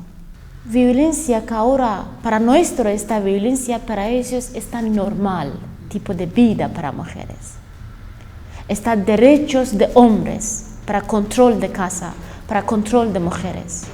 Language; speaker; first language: Spanish; non-native, learner; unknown